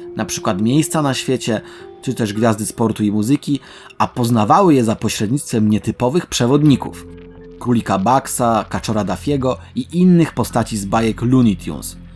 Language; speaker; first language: Polish; native; Polish